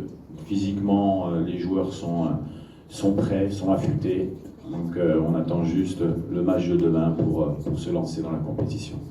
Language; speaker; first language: French; native; French